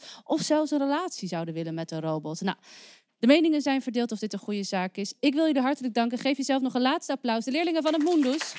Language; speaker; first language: Dutch; native; Dutch